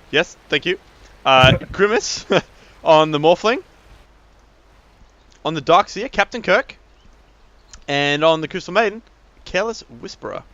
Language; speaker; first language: English; native; English